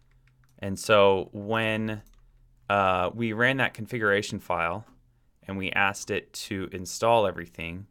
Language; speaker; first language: English; native; English